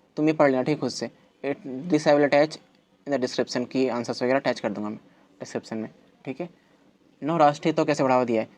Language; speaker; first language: Hindi; native; Hindi